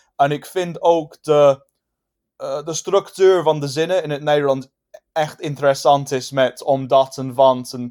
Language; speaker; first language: Dutch; non-native, fluent; English